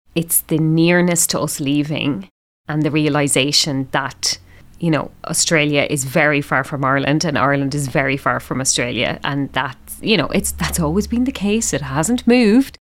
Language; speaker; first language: English; native; English